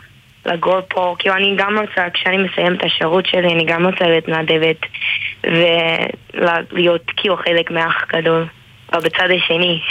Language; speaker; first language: Hebrew; non-native, learner; English